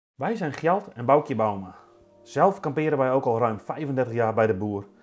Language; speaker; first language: Dutch; non-native, local second language; Western Frisian